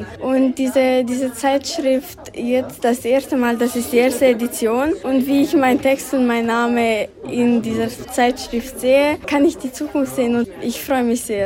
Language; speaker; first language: German; non-native, local second language; Romanian